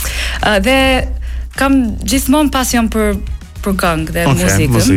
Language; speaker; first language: Albanian; non-native, learner; English